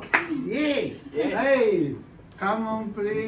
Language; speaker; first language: English; non-native, learner; Japanese